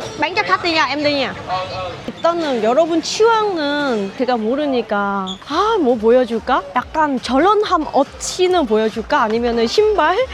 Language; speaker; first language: Korean; non-native, fluent; Vietnamese